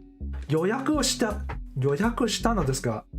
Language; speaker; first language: Japanese; non-native, learner; English